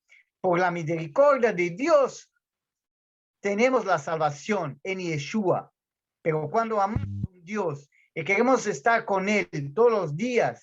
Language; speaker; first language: Spanish; non-native, fluent; Portuguese